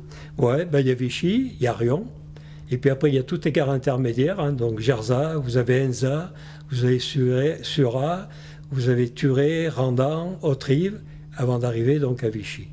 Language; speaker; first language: French; native; French